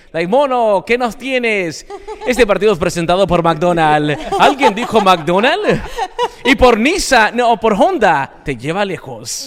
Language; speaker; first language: Spanish; early bilingual, heritage; Spanish